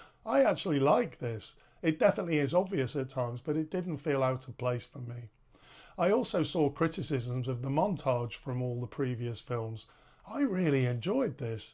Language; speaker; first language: English; native; English